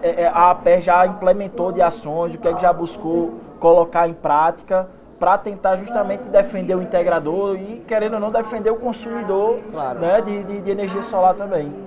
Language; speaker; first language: Portuguese; native; Portuguese